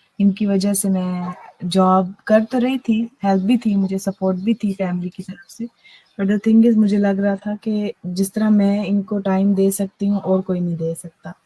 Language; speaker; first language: Urdu; native; Urdu